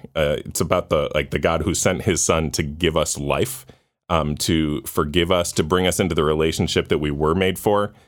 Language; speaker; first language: English; native; English